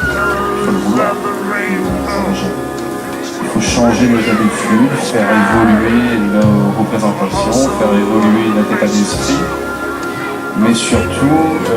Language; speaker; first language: French; native; French